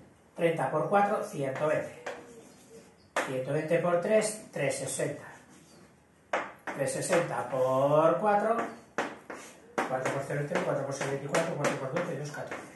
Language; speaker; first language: Spanish; native; Spanish